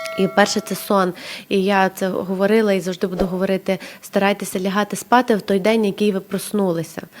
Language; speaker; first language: Ukrainian; native; Ukrainian